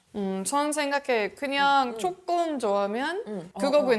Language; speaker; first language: Korean; non-native, learner; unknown